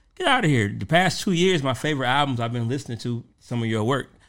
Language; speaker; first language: English; native; English